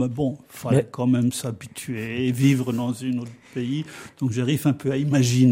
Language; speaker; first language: French; native; French